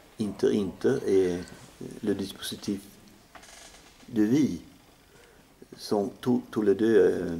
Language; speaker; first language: French; non-native, fluent; Swedish